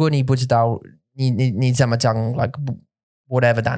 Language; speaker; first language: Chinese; non-native, learner; English